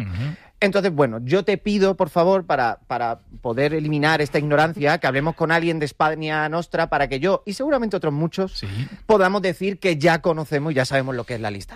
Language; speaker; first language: Spanish; native; Spanish